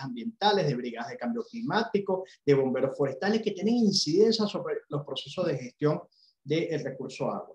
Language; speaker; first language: Spanish; native; Spanish